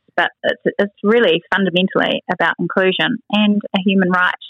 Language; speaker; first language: English; native; English